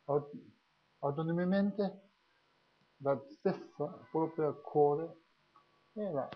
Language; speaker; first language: Italian; non-native, learner; Tibetan